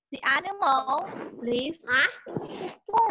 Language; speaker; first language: English; non-native, learner; Indonesian